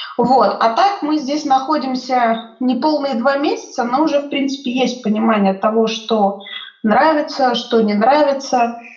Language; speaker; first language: Russian; native; Russian